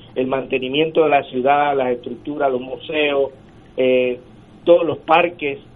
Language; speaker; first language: Spanish; native; Spanish